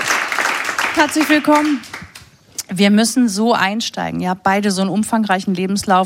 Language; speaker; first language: German; native; German